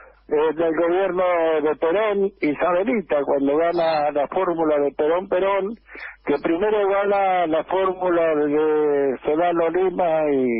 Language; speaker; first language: Spanish; native; Spanish